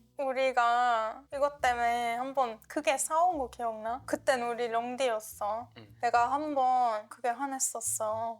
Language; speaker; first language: Korean; non-native, fluent; Turkish